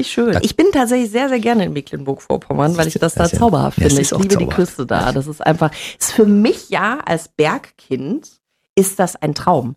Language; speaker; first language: German; native; German